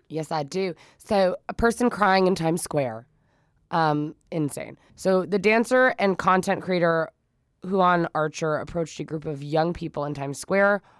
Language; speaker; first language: English; native; English